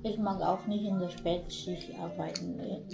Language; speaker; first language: German; non-native, learner; Cebuano